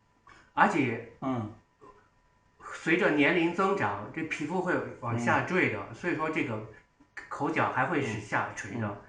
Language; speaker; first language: Chinese; native; Chinese